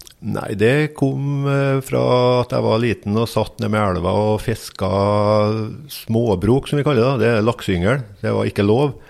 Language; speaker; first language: Norwegian; native; Norwegian